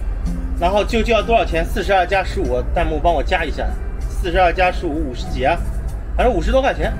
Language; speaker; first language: Chinese; native; Chinese